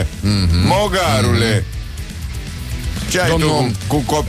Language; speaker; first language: Romanian; native; Romanian